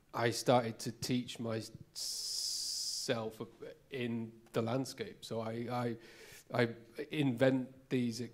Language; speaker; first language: English; native; English